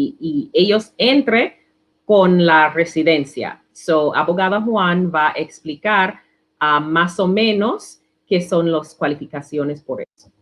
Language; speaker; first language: Spanish; non-native, learner; English